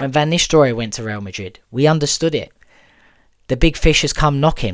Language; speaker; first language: English; native; English